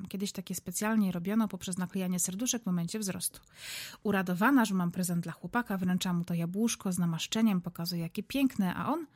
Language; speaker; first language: Polish; native; Polish